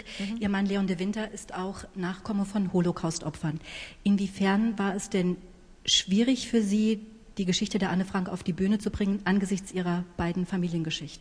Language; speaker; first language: German; native; German